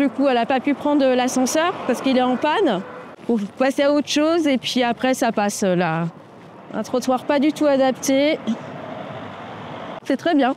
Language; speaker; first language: French; native; French